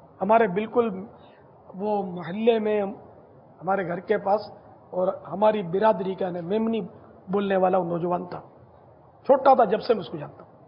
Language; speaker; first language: Urdu; non-native, local second language; Memoni